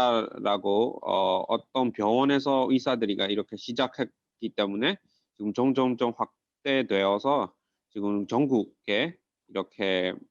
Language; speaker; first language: Korean; non-native, fluent; Burmese